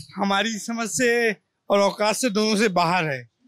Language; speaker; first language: Hindi; native; Hindi